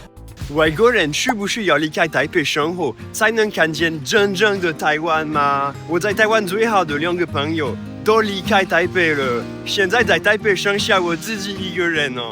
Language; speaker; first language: Chinese; non-native, fluent; French